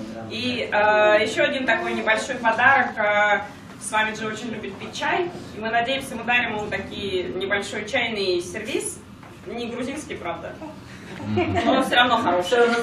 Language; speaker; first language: Russian; non-native, local second language; Georgian